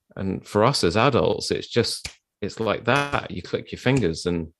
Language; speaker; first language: English; native; English